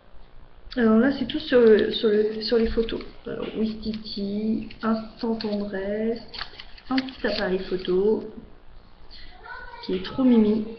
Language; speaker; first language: French; native; French